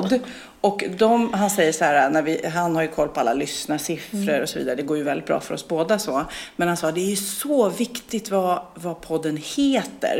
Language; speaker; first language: Swedish; native; Swedish